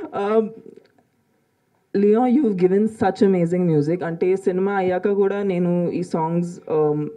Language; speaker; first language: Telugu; non-native, local second language; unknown